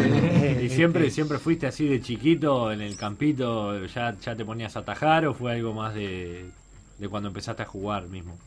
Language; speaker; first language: Spanish; native; Spanish